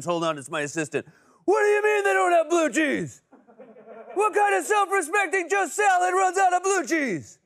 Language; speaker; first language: English; native; English